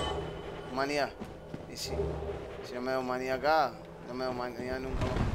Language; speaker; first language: Spanish; native; Spanish